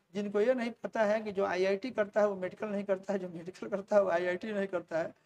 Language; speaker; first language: Hindi; native; Hindi